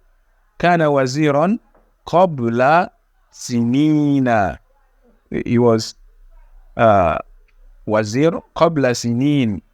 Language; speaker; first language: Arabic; non-native, fluent; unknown